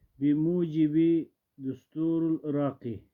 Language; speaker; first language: Arabic; non-native, learner; Turkish